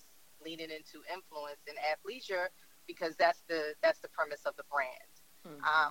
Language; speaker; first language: English; native; English